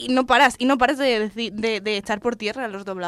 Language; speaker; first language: Spanish; native; Spanish